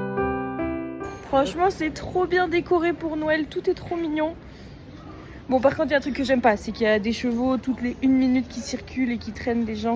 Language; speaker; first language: French; native; French